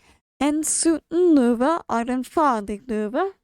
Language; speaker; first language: Norwegian; non-native, learner; English